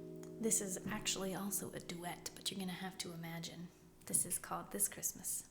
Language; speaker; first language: English; native; English